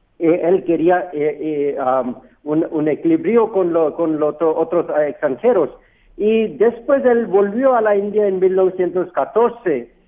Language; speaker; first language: Spanish; non-native, fluent; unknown